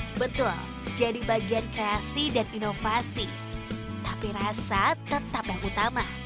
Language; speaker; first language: Indonesian; native; Indonesian